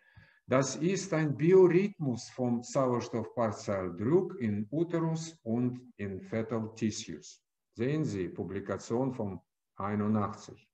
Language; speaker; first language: German; non-native, fluent; Russian